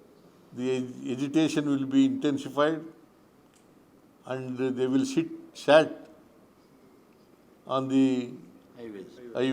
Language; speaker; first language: English; non-native, local second language; Kannada